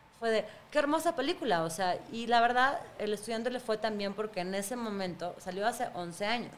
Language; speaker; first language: Spanish; early bilingual, other home language; Russian